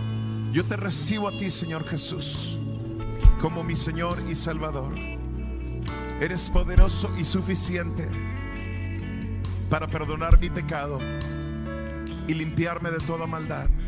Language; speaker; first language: Spanish; native; Spanish